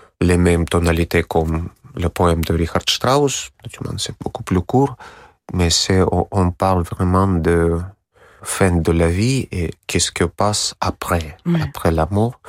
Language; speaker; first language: French; non-native, learner; Russian